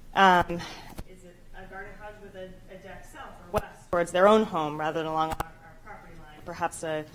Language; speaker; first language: English; native; English